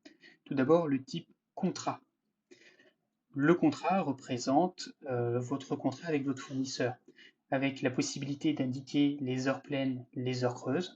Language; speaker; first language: French; native; French